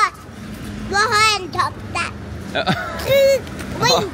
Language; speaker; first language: Swedish; early bilingual, heritage; Swedish